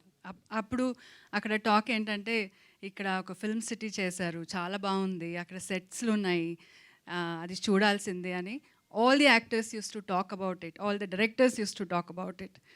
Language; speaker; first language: Telugu; non-native, local second language; Kannada